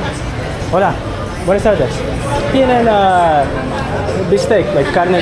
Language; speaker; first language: Spanish; non-native, learner; English